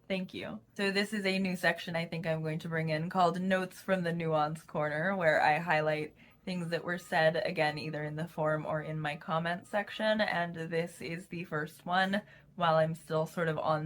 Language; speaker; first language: English; native; English